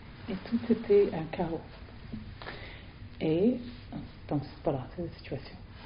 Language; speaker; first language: French; non-native, fluent; English